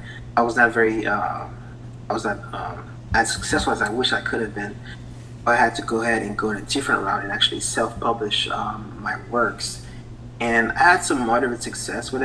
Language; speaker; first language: English; non-native, fluent; Haitian Creole